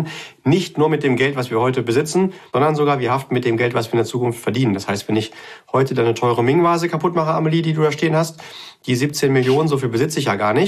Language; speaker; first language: German; native; German